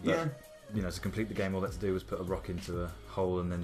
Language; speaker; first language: English; native; English